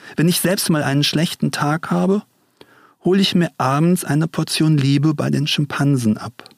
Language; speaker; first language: German; native; German